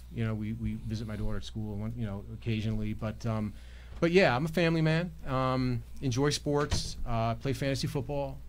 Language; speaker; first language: English; native; English